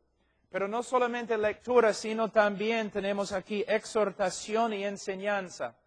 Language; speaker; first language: Spanish; non-native, fluent; English